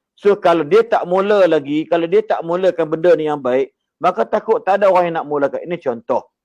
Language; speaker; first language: Malay; native; Malay